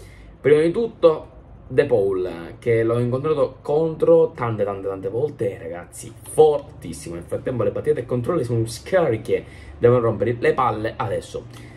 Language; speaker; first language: Italian; native; Italian